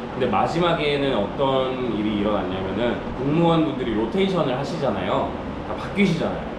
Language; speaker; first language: Korean; early bilingual, other home language; Urdu